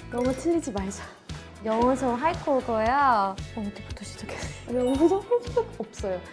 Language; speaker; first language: Korean; non-native, fluent; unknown